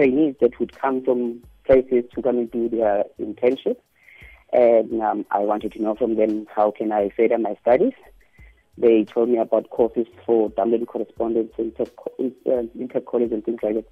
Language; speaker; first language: English; non-native, local second language; Zulu